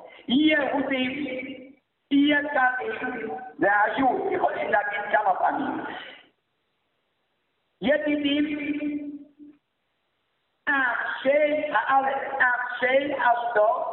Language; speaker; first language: Hebrew; non-native, fluent; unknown